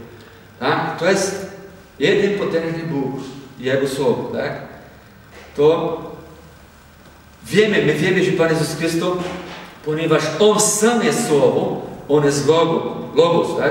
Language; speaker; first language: Polish; non-native, learner; Portuguese